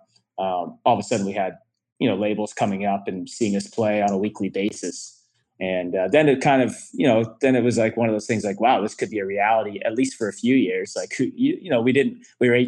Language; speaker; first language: English; native; English